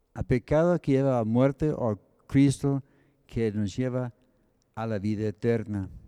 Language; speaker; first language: Spanish; non-native, fluent; English